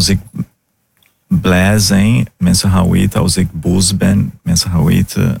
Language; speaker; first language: Dutch; non-native, fluent; Portuguese